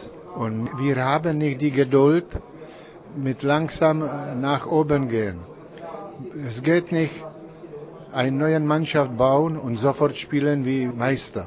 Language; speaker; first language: German; non-native, learner; Czech